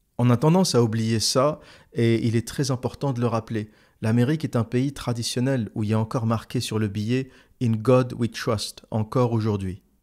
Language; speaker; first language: French; native; French